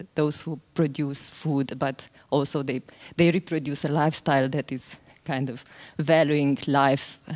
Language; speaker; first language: English; non-native, fluent; Romanian